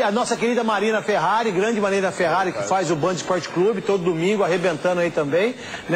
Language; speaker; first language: Portuguese; native; Portuguese